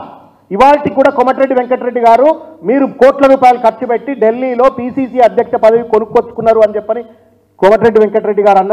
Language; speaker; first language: Telugu; native; Telugu